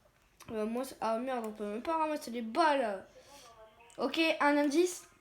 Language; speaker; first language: French; native; French